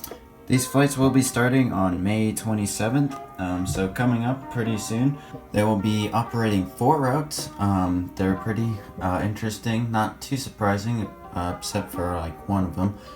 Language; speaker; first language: English; native; English